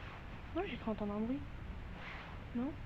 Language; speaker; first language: French; native; French